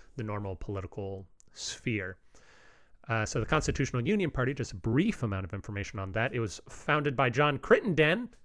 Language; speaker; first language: English; native; English